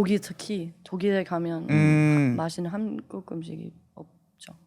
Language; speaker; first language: Korean; early bilingual, heritage; English